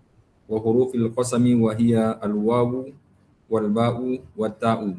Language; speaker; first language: Arabic; non-native, learner; Indonesian